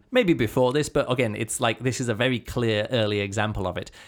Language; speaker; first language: English; native; English